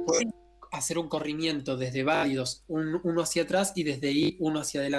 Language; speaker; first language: Spanish; native; Spanish